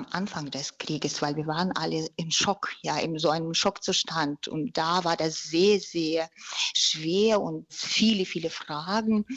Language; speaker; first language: German; non-native, fluent; Russian